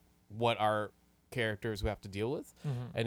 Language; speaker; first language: English; native; English